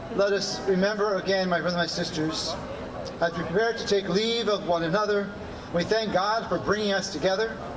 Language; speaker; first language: English; native; English